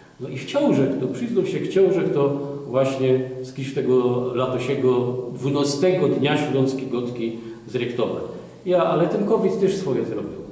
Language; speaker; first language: Polish; native; Polish